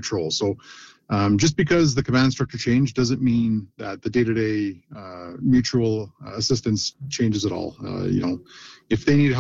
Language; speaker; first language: English; native; English